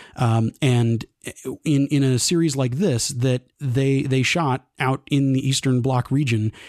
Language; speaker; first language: English; native; English